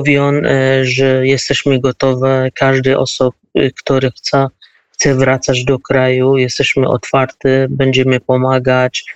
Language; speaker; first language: Polish; non-native, learner; Kurdish